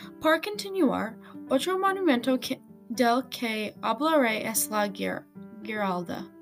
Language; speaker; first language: Spanish; non-native, learner; English